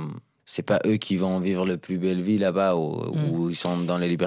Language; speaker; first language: French; non-native, fluent; Persian